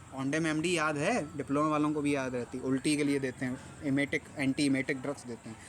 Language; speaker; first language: Hindi; native; Hindi